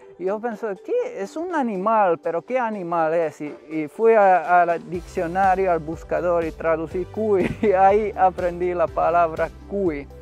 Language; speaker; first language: Spanish; non-native, fluent; Finnish